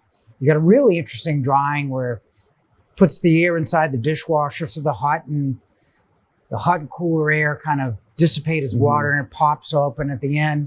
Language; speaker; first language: English; native; English